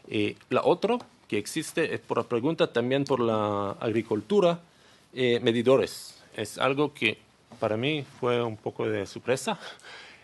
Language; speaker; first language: Spanish; non-native, learner; Hebrew